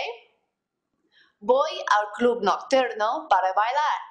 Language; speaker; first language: Spanish; non-native, fluent; English